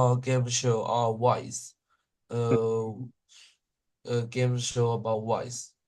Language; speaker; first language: English; non-native, learner; Thai